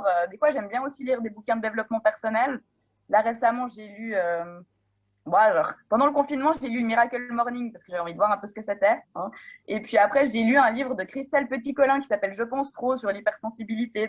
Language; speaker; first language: French; native; French